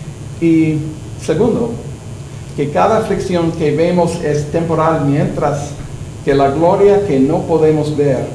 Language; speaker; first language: Spanish; non-native, learner; English